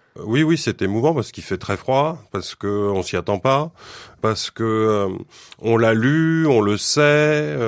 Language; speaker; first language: French; native; French